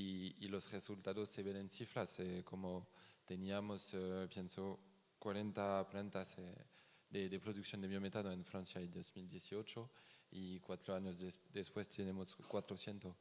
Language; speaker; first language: Spanish; non-native, fluent; French